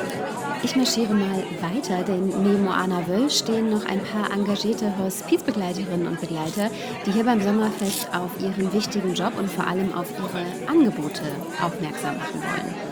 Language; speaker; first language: German; native; German